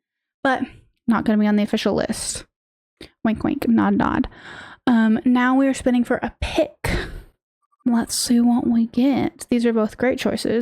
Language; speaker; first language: English; native; English